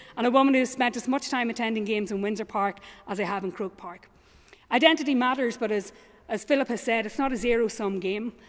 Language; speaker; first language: English; native; English